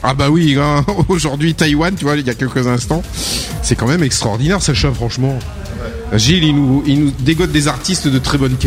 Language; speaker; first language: French; native; French